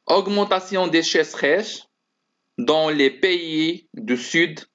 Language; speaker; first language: French; non-native, local second language; Arabic